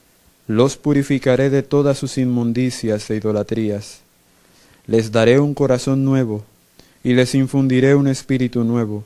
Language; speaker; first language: Spanish; native; Spanish